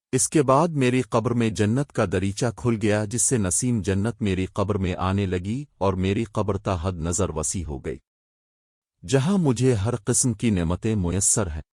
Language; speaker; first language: Urdu; native; Urdu